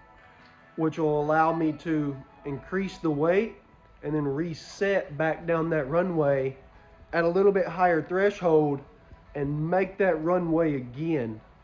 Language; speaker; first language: English; native; English